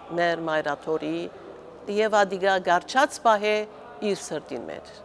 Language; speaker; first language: Armenian; native; Armenian